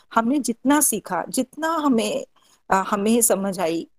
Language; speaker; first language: Hindi; native; Hindi